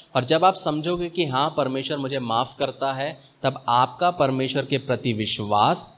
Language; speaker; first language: Hindi; native; Hindi